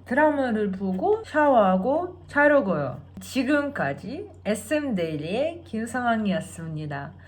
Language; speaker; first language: Korean; non-native, fluent; Russian